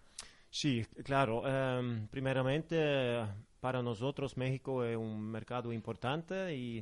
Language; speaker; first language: Spanish; non-native, fluent; Norwegian